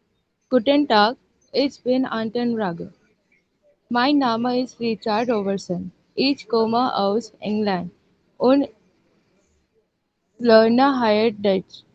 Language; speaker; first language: German; non-native, learner; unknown